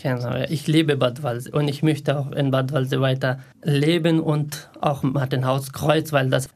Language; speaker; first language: German; non-native, learner; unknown